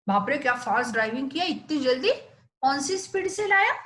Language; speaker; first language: Hindi; non-native, local second language; Marathi